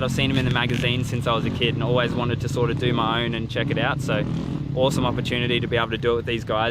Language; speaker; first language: English; native; English